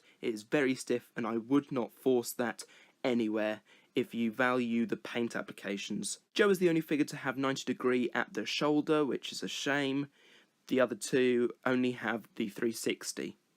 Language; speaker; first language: English; native; English